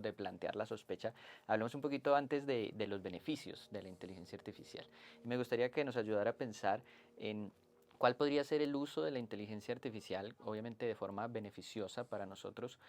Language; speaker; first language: Spanish; native; Spanish